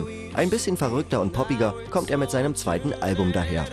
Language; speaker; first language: German; native; German